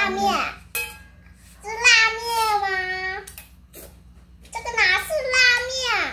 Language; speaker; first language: Chinese; early bilingual, heritage; Chinese